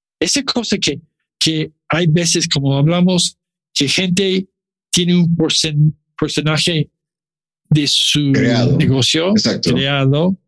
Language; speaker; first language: Spanish; non-native, learner; English